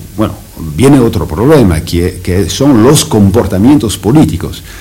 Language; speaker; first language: Spanish; non-native, fluent; French